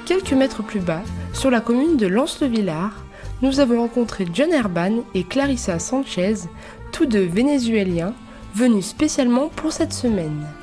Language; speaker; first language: French; native; French